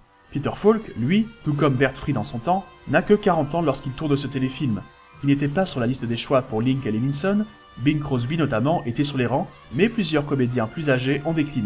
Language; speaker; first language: French; native; French